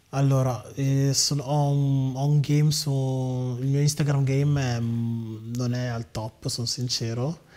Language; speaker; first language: Italian; early bilingual, other home language; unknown